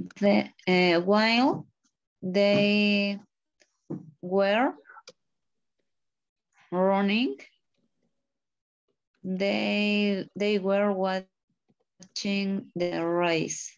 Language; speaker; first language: English; non-native, learner; Spanish